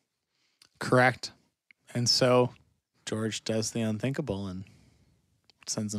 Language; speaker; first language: English; native; English